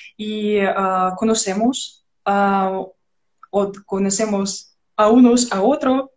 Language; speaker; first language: Spanish; non-native, learner; Russian